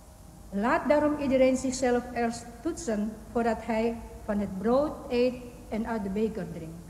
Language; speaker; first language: Dutch; non-native, fluent; Indonesian